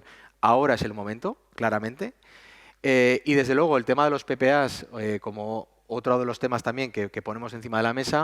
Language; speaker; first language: Spanish; native; Spanish